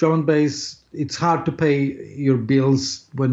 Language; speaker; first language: English; non-native, fluent; Polish